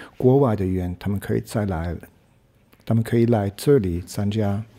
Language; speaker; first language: Chinese; non-native, learner; Portuguese